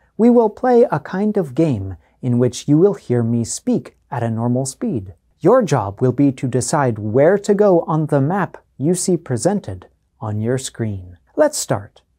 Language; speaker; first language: English; native; English